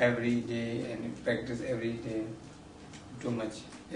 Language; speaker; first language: English; non-native, learner; Tibetan